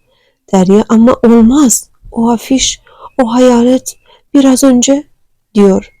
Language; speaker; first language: Turkish; non-native, learner; Turkmen